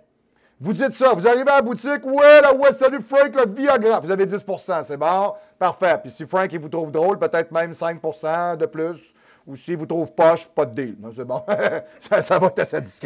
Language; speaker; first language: French; native; French